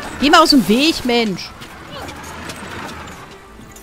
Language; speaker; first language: German; native; German